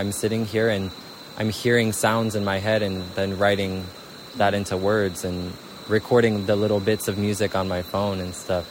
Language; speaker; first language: English; native; English